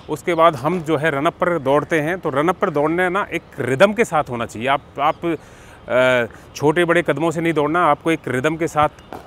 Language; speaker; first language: Hindi; native; Hindi